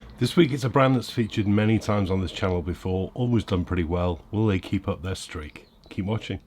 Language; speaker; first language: English; native; English